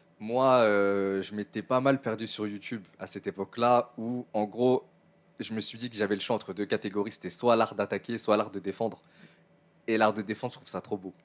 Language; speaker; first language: French; native; French